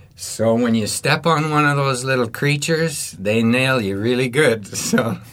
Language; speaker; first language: English; native; English